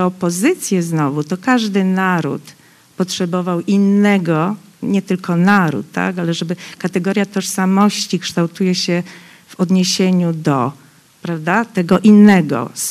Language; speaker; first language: Polish; non-native, local second language; Rusyn